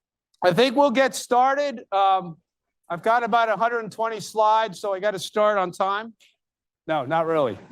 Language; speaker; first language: English; native; English